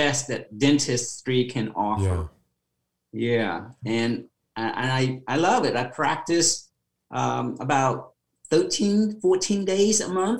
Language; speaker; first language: English; non-native, fluent; Khmer